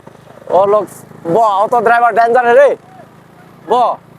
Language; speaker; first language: Hindi; non-native, local second language; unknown